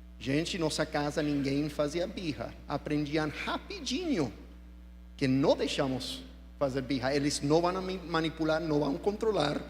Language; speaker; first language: Portuguese; non-native, fluent; English